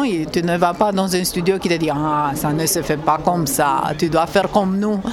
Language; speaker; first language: French; non-native, fluent; Romanian